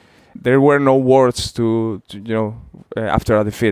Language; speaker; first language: English; non-native, fluent; Spanish